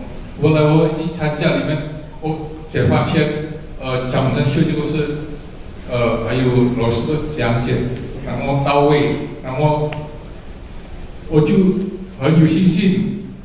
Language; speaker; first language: Chinese; early bilingual, heritage; Chinese